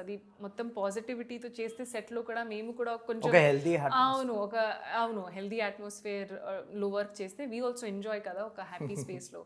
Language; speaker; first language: Telugu; non-native, local second language; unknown